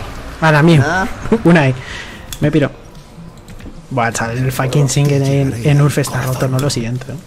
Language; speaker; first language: Spanish; native; Spanish